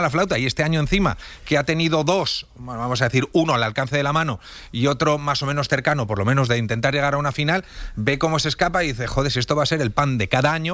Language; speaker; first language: Spanish; native; Spanish